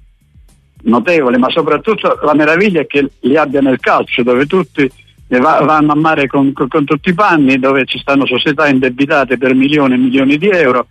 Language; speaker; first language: Italian; native; Italian